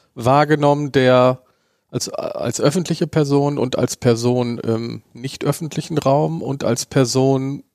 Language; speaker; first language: German; native; German